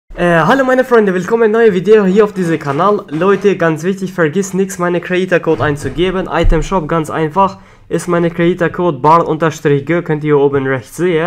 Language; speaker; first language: German; non-native, learner; Albanian